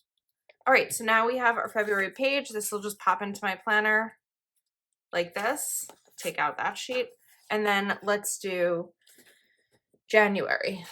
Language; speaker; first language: English; native; English